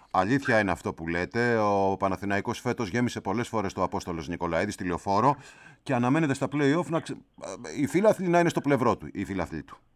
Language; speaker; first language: Greek; native; Greek